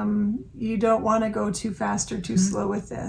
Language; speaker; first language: English; native; English